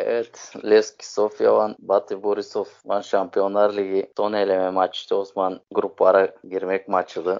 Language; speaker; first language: Turkish; native; Turkish